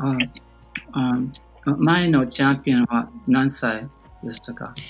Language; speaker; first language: Japanese; non-native, learner; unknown